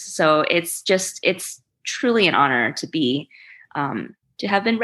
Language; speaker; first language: English; early bilingual, other home language; Chinese